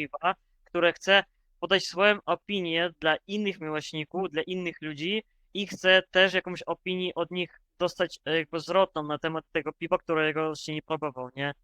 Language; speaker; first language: Polish; non-native, fluent; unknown